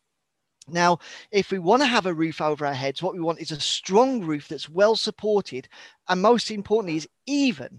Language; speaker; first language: English; native; English